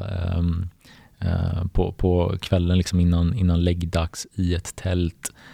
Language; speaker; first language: Swedish; early bilingual, other home language; Bosnian